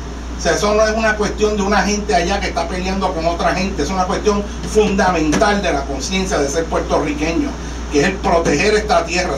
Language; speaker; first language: Spanish; native; Spanish